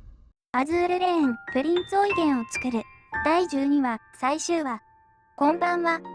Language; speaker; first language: Japanese; native; Japanese